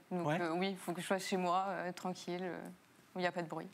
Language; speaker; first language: French; native; French